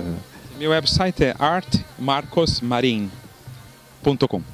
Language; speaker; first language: Italian; non-native, fluent; Portuguese